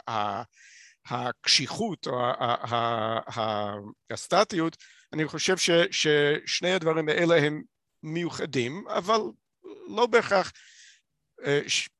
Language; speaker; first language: Hebrew; non-native, fluent; English